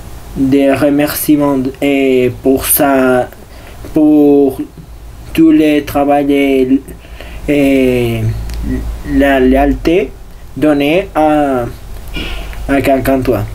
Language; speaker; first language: French; non-native, learner; Spanish